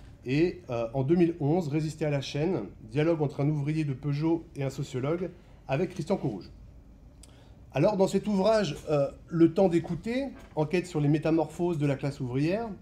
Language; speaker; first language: French; native; French